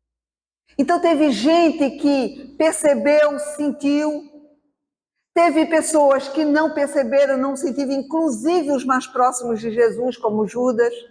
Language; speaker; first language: Portuguese; native; Portuguese